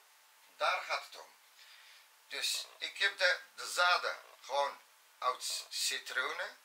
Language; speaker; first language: Dutch; non-native, fluent; Arabic